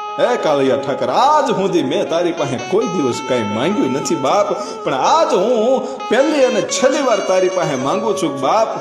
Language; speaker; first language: Gujarati; native; Gujarati